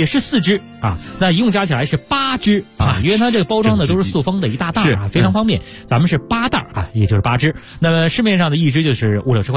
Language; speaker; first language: Chinese; native; Chinese